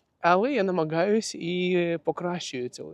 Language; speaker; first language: Ukrainian; non-native, local second language; Russian